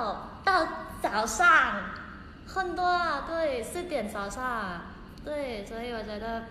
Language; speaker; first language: Chinese; non-native, learner; Thai